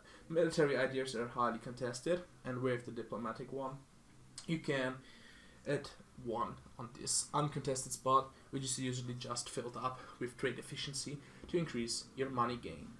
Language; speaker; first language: English; non-native, fluent; German